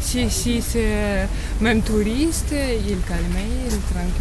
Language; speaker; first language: French; non-native, learner; Ukrainian